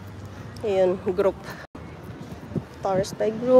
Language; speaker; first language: English; non-native, local second language; Filipino